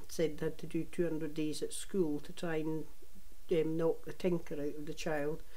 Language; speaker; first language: English; native; English